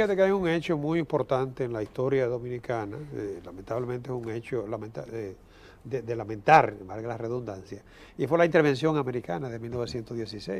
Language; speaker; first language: Spanish; native; Spanish